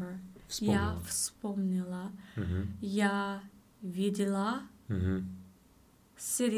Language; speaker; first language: Russian; non-native, learner; English